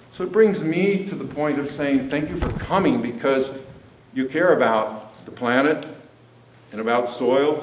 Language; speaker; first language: English; native; English